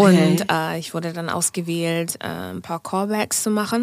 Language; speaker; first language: German; non-native, fluent; English